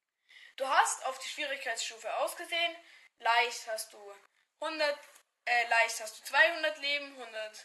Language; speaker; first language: German; native; German